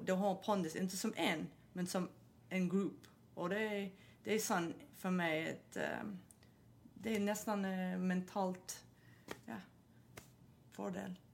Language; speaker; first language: Swedish; non-native, fluent; English